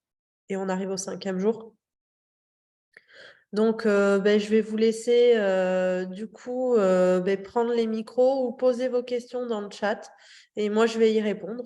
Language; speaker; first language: French; native; French